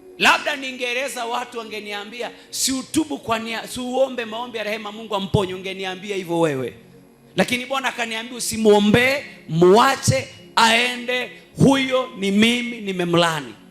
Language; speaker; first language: Swahili; native; Swahili